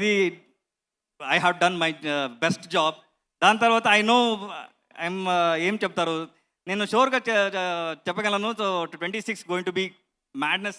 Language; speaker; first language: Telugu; non-native, learner; Kannada